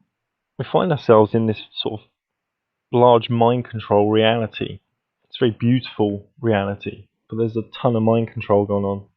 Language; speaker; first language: English; native; English